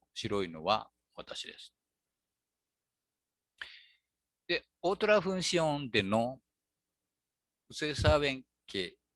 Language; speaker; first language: Spanish; non-native, learner; Japanese